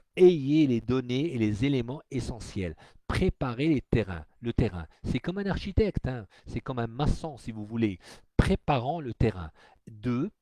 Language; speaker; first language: French; non-native, local second language; Arabic